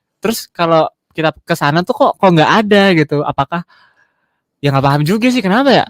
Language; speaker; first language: Indonesian; native; Indonesian